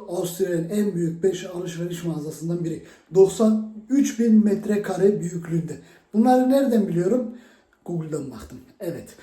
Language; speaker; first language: Turkish; early bilingual, heritage; Turkish